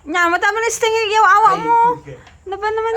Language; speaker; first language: Filipino; native; Filipino